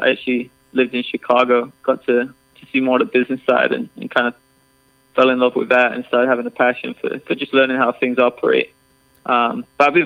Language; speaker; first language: English; native; English